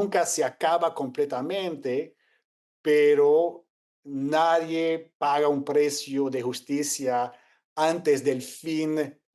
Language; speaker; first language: Spanish; non-native, fluent; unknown